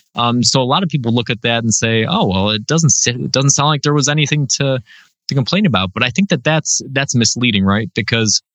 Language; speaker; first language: English; native; English